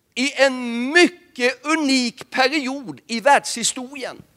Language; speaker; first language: Swedish; native; Swedish